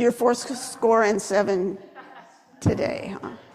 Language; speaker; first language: English; native; English